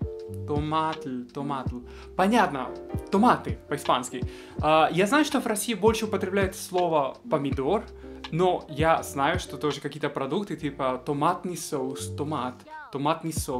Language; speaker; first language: Russian; non-native, fluent; Spanish